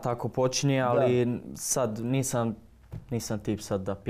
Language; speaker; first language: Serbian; early bilingual, heritage; Croatian